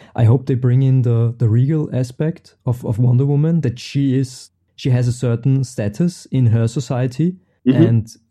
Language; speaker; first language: English; non-native, fluent; German